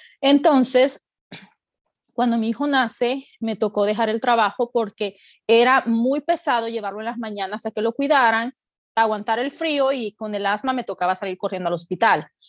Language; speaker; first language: Spanish; native; Spanish